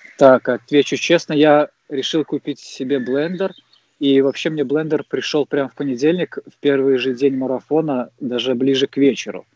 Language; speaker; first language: Russian; native; Russian